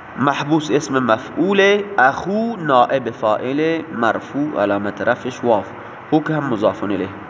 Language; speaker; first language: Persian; non-native, local second language; Baluchi